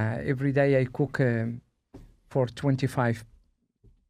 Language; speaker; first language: English; non-native, learner; Spanish